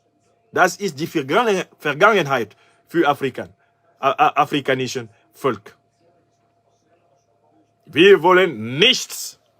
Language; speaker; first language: German; non-native, learner; French